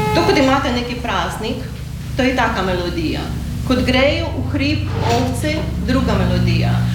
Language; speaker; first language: Slovenian; non-native, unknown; Ukrainian